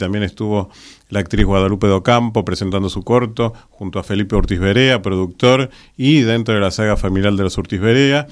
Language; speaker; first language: Spanish; native; Spanish